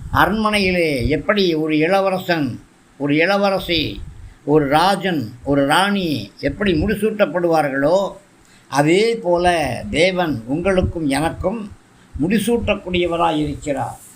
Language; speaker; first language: Tamil; native; Tamil